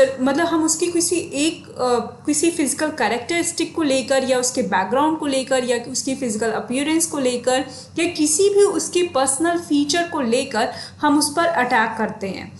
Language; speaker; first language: Hindi; native; Hindi